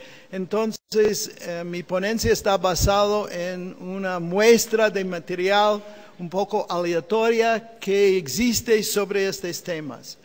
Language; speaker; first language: Spanish; non-native, fluent; English